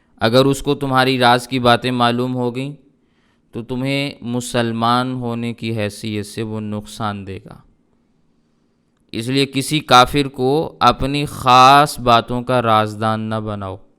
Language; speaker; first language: Urdu; native; Urdu